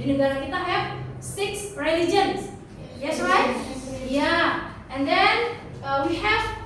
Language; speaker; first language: English; non-native, learner; Indonesian